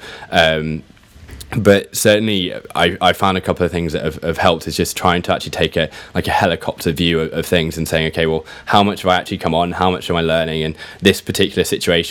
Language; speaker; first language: English; native; English